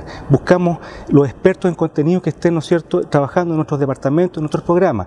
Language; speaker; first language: Spanish; native; Spanish